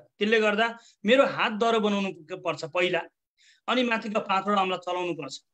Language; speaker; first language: Nepali; native; Nepali